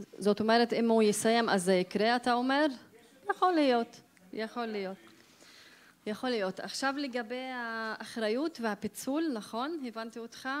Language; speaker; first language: Hebrew; non-native, local second language; Arabic